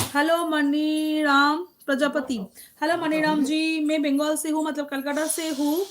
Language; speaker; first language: Hindi; non-native, local second language; Bangla